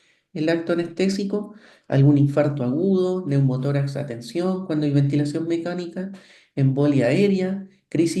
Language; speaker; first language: Spanish; native; Spanish